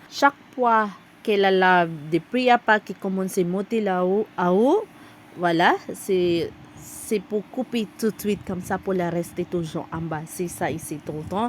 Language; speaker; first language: French; non-native, learner; Cebuano